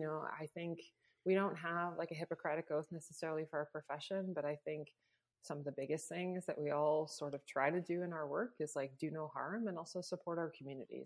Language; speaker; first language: English; native; English